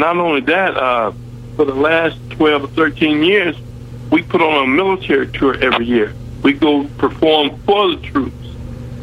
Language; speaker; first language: English; native; English